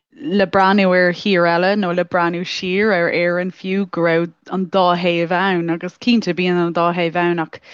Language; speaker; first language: Irish; native; Irish